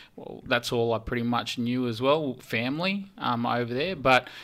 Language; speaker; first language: English; early bilingual, heritage; English